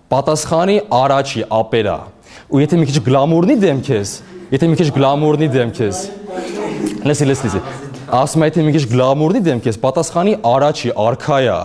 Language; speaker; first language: Armenian; early bilingual, heritage; Armenian